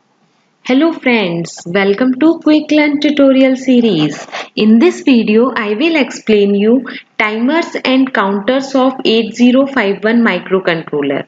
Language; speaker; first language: English; non-native, local second language; Hindi